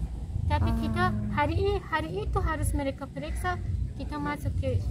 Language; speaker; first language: Indonesian; non-native, learner; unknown